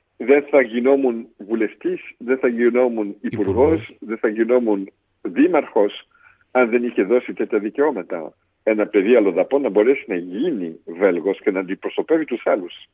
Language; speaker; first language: Greek; early bilingual, heritage; Greek